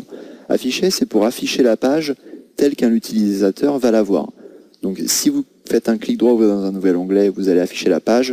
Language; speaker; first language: French; native; French